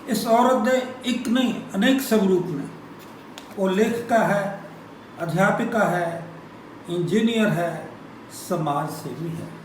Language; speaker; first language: Hindi; non-native, local second language; Punjabi